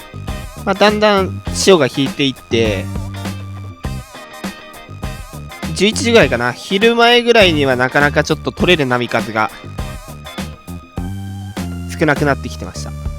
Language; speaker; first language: Japanese; native; Japanese